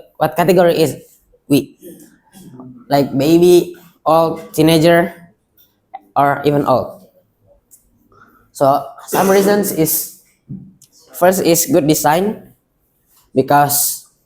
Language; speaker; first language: English; non-native, local second language; Indonesian